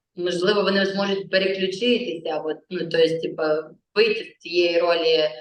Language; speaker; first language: Ukrainian; native; Ukrainian